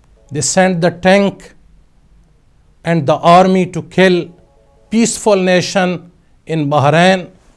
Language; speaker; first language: English; non-native, local second language; Urdu